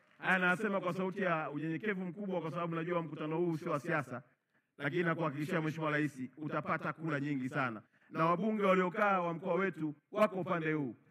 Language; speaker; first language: Swahili; native; Swahili